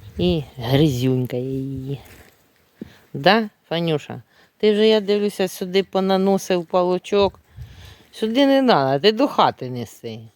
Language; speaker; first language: Ukrainian; native; Ukrainian